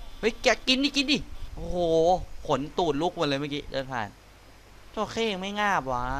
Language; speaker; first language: Thai; native; Thai